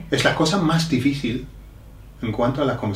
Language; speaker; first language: Spanish; non-native, fluent; English